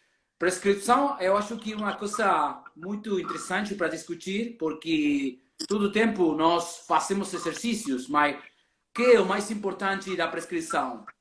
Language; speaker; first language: Portuguese; non-native, learner; Spanish